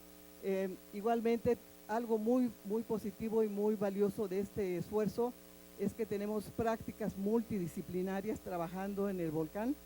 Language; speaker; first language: Spanish; native; Spanish